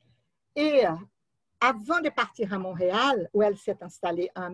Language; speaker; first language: French; non-native, fluent; Portuguese